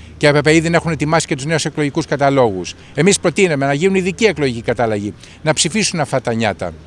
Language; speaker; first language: Greek; native; Greek